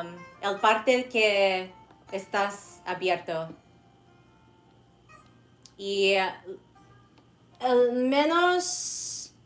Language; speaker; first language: Spanish; non-native, learner; English